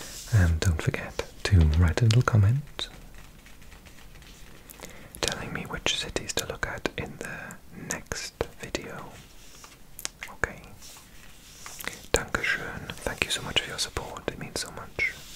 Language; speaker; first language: English; native; English